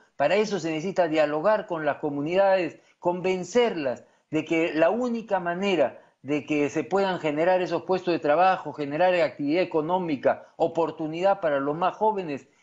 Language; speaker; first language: Spanish; native; Spanish